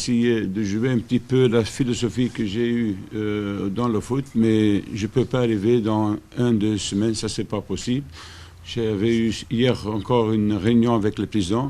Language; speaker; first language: French; non-native, fluent; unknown